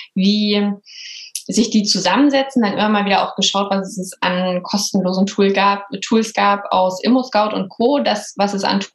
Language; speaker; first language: German; native; German